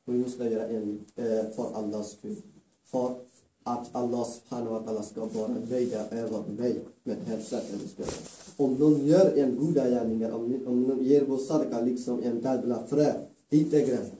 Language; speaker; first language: Swedish; non-native, fluent; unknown